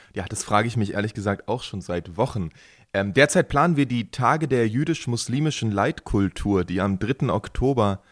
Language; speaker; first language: German; native; German